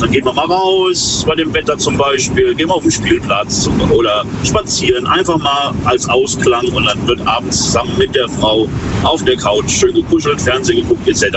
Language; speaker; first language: German; native; German